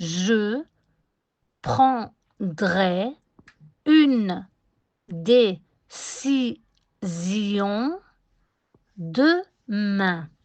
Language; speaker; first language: French; non-native, fluent; Spanish